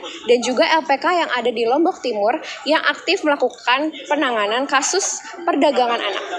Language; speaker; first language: Indonesian; native; Indonesian